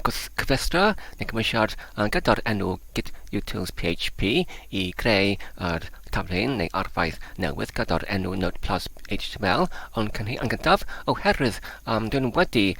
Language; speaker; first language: Welsh; non-native, learner; English